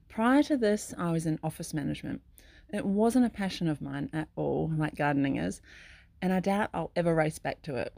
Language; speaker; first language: English; native; English